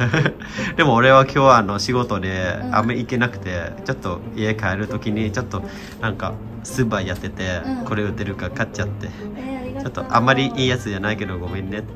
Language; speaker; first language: Japanese; non-native, fluent; Vietnamese